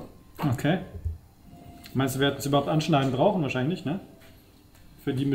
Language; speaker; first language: German; native; German